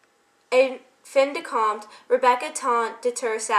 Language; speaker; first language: French; non-native, learner; English